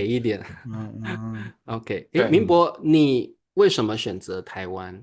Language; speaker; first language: Chinese; native; Chinese